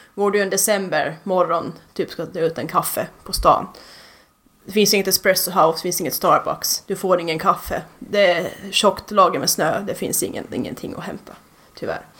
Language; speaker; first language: Swedish; native; Swedish